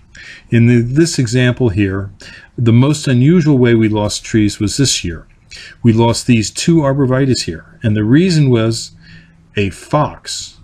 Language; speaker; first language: English; native; English